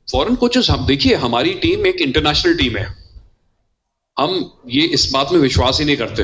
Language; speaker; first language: Hindi; native; Hindi